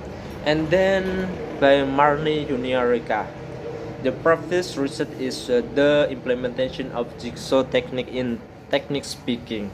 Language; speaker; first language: English; non-native, learner; Indonesian